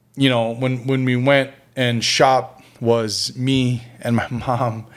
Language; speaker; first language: English; early bilingual, other home language; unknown